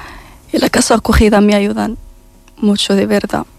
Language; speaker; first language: Spanish; non-native, learner; Arabic